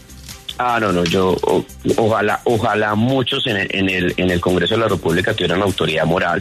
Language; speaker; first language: Spanish; native; Spanish